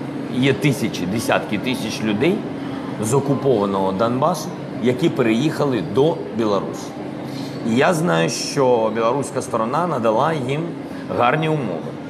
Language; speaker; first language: Ukrainian; non-native, local second language; Russian